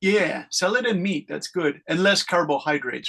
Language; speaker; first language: English; native; English